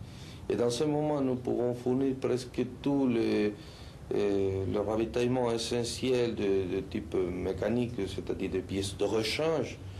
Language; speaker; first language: French; non-native, fluent; Spanish